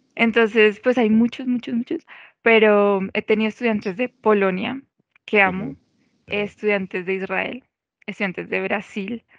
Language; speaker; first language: Spanish; native; Spanish